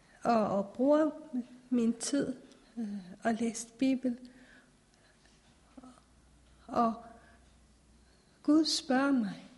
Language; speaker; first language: Danish; non-native, fluent; Persian